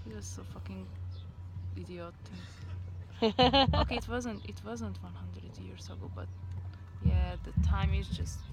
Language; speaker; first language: English; non-native, learner; Hungarian